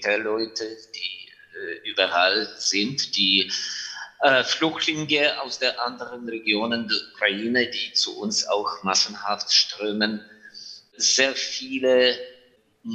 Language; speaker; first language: German; non-native, fluent; Ukrainian